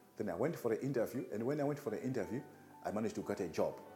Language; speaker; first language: English; non-native, local second language; Shona